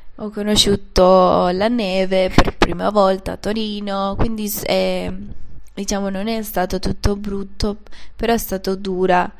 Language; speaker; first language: Italian; non-native, fluent; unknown